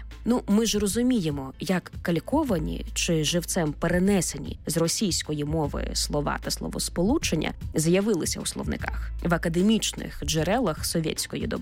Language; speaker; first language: Ukrainian; native; Ukrainian